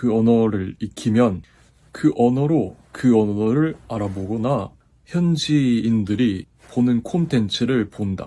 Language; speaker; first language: Korean; non-native, fluent; Japanese